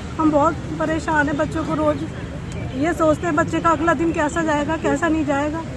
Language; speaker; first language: Hindi; native; Hindi